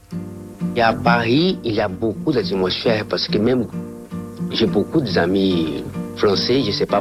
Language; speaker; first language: French; non-native, fluent; Portuguese